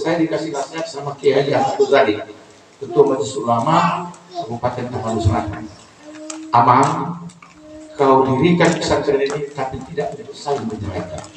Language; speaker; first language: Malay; non-native, local second language; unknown